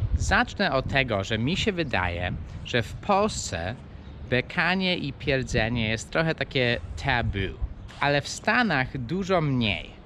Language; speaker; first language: Polish; early bilingual, heritage; English